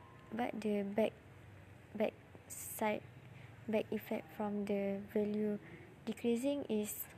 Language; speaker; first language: English; non-native, learner; Malay